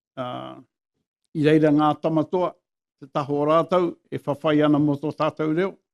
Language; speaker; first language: Māori; non-native, local second language; English